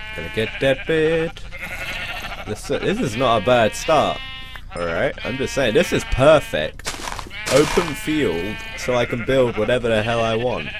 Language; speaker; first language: English; native; English